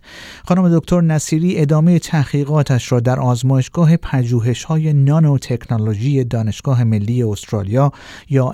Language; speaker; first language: Persian; native; Persian